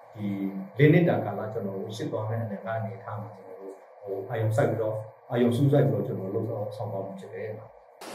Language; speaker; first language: Burmese; non-native, local second language; S'gaw Karen